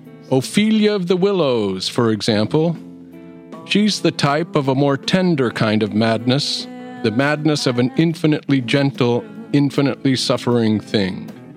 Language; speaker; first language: English; native; English